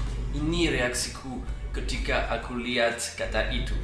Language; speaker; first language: Indonesian; non-native, learner; French